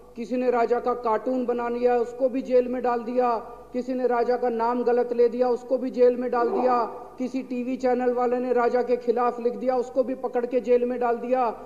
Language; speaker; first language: Hindi; native; Hindi